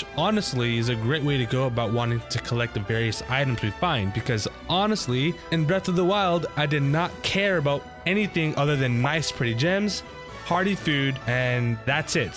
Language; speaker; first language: English; native; English